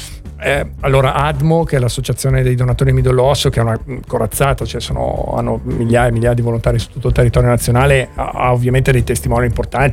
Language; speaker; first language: Italian; native; Italian